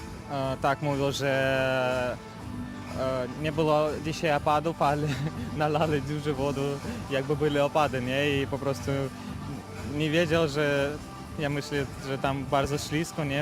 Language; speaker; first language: Polish; non-native, fluent; Russian